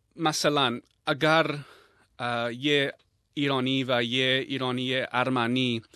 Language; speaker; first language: Persian; non-native, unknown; English